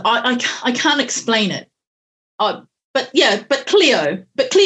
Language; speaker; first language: English; native; English